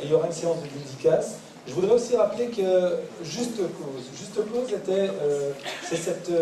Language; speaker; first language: French; native; French